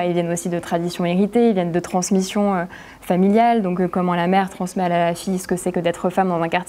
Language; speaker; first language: French; native; French